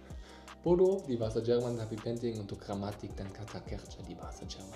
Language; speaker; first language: Indonesian; non-native, learner; German